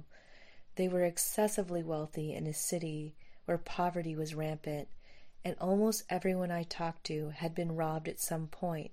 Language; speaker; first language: English; native; English